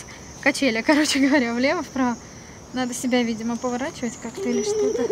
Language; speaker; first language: Russian; native; Russian